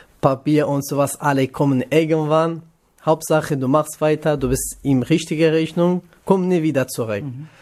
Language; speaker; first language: German; non-native, learner; Kurdish